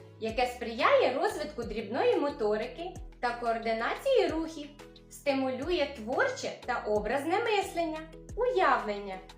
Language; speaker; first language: Ukrainian; native; Ukrainian